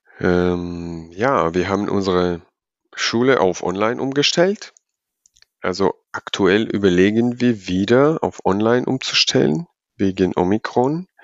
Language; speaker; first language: German; non-native, fluent; Georgian